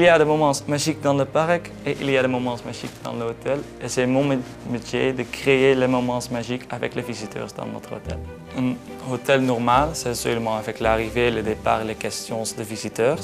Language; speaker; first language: French; non-native, fluent; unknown